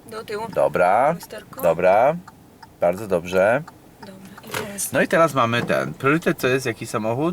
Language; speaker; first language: Polish; native; Polish